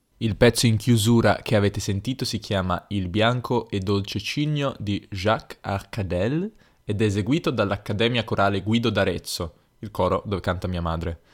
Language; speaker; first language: Italian; native; Italian